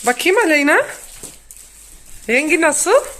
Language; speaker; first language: Turkish; non-native, learner; Dutch